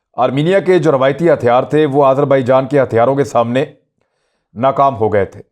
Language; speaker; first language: Urdu; non-native, local second language; Punjabi